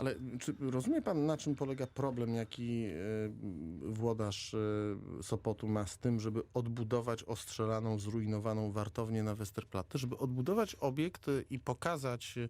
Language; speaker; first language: Polish; native; Polish